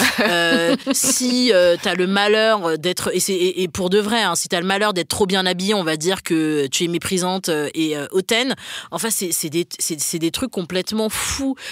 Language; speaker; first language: French; native; French